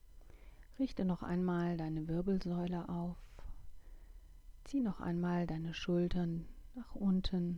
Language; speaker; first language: German; native; German